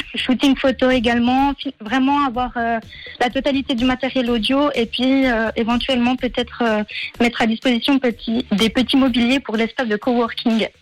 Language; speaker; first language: French; native; French